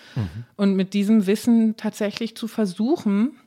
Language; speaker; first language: German; native; German